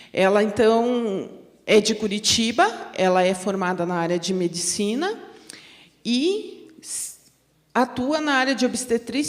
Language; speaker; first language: Portuguese; native; Portuguese